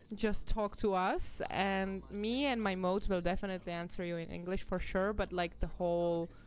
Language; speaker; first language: English; non-native, fluent; Czech